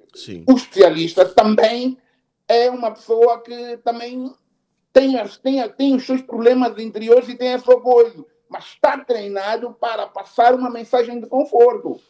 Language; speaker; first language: Portuguese; native; Portuguese